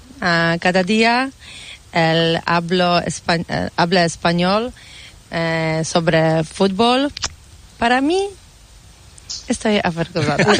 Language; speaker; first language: Spanish; non-native, learner; Polish